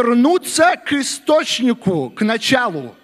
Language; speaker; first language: Russian; native; Russian